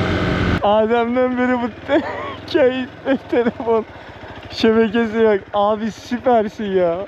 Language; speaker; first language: Turkish; native; Turkish